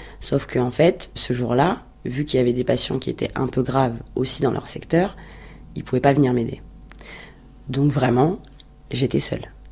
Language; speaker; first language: French; native; French